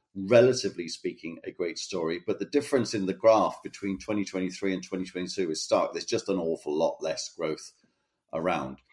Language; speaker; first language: English; native; English